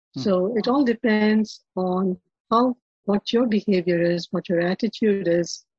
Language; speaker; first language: English; non-native, local second language; Telugu